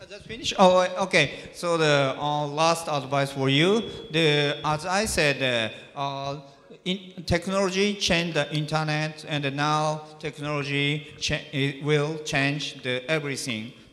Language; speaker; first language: English; non-native, learner; Japanese